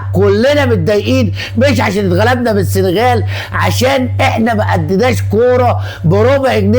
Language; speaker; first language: Arabic; native; Arabic